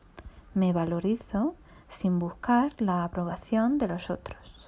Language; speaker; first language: Spanish; non-native, fluent; Portuguese